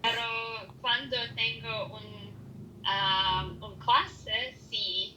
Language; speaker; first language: Spanish; non-native, learner; German